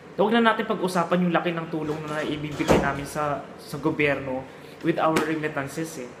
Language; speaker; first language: Filipino; native; Filipino